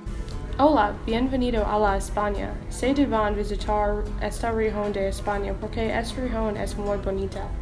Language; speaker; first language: Spanish; non-native, learner; English